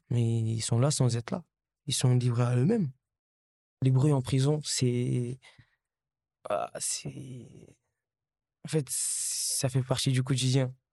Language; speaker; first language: French; early bilingual, other home language; Kabuverdianu